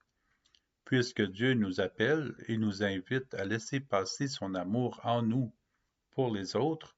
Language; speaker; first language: French; native; French